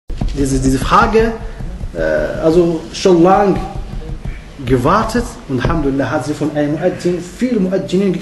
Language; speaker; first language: German; non-native, fluent; Arabic